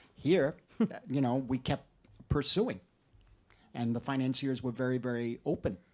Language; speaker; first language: English; native; English